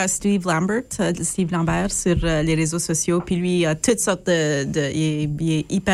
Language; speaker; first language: French; native; French